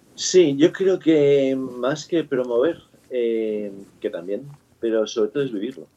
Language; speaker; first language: Spanish; native; Spanish